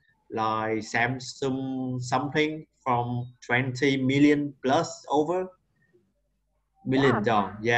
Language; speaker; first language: English; non-native, learner; Vietnamese